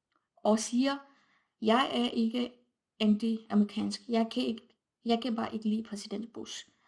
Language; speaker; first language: Danish; non-native, fluent; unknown